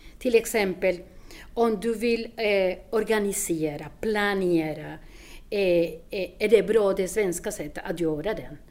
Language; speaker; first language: Swedish; non-native, fluent; Spanish